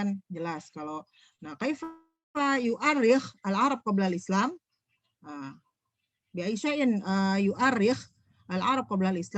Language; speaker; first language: Arabic; non-native, fluent; Indonesian